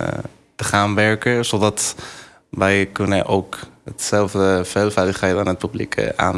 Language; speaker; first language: Dutch; non-native, fluent; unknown